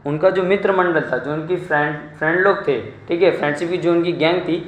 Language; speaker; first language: Hindi; non-native, local second language; Marathi